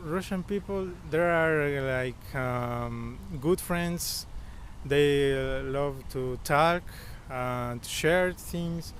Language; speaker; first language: English; non-native, learner; Spanish